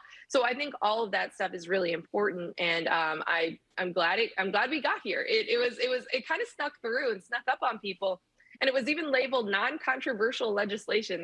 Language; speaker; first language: English; native; English